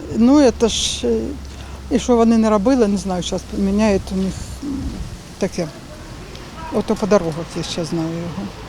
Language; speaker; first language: Ukrainian; native; Ukrainian